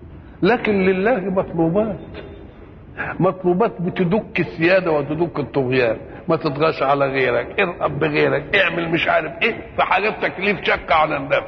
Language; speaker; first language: Arabic; native; Arabic